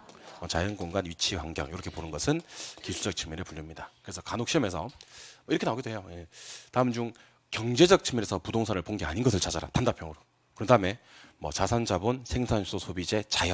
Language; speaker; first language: Korean; native; Korean